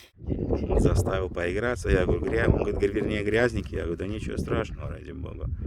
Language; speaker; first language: Russian; native; Russian